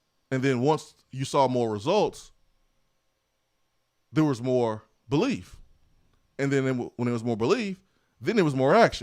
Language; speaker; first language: English; native; English